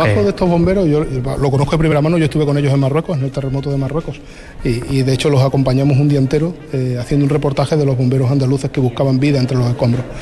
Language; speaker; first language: Spanish; native; Spanish